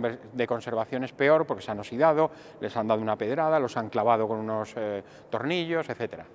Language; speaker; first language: Spanish; native; Spanish